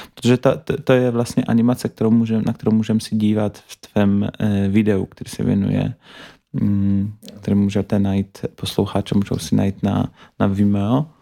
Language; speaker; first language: Czech; non-native, fluent; Polish